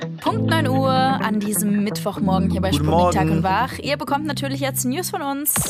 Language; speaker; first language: German; native; German